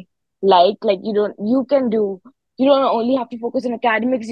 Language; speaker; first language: English; non-native, local second language; Hindi